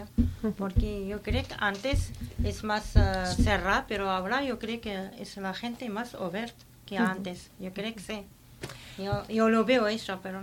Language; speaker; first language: Spanish; non-native, learner; Arabic